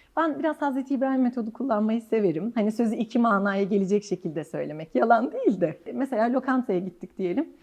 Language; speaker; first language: Turkish; native; Turkish